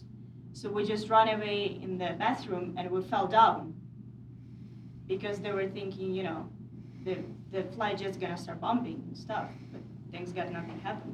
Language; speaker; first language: English; non-native, fluent; Ukrainian